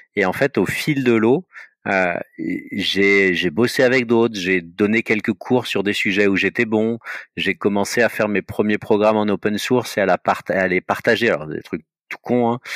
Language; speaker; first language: French; native; French